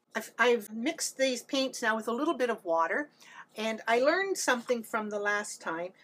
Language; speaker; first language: English; native; English